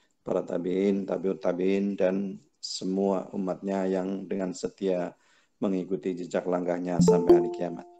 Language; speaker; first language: Indonesian; native; Indonesian